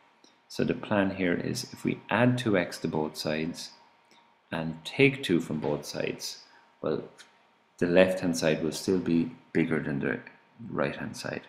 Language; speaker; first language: English; native; English